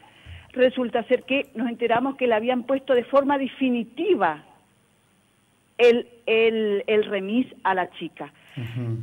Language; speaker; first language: Spanish; native; Spanish